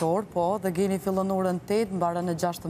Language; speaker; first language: Albanian; native; Albanian